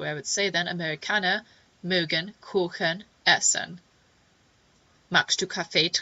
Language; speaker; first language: German; non-native, fluent; English